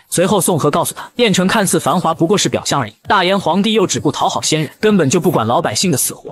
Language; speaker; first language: Chinese; native; Chinese